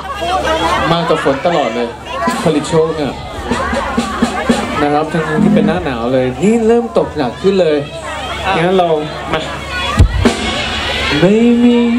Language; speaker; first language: Thai; native; Thai